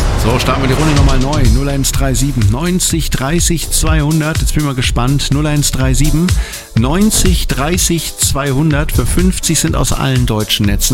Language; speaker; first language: German; native; German